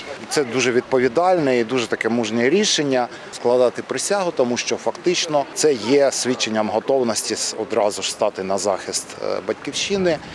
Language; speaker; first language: Ukrainian; native; Ukrainian